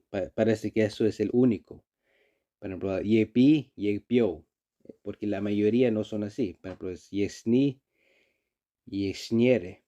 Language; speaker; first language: Spanish; non-native, learner; Icelandic